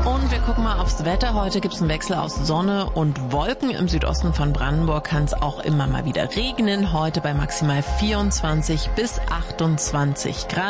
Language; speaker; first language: German; native; German